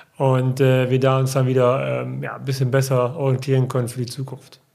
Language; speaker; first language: German; native; German